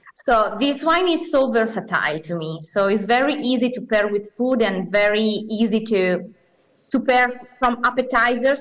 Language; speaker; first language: English; non-native, fluent; Italian